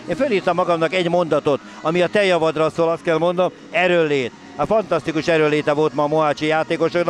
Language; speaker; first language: Hungarian; native; Hungarian